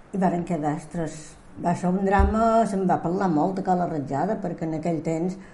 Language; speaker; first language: Catalan; native; Catalan